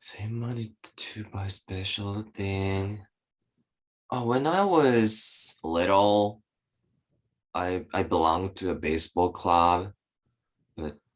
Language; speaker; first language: English; non-native, learner; Japanese